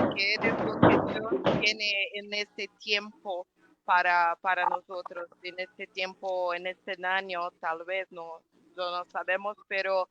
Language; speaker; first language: Spanish; non-native, fluent; Portuguese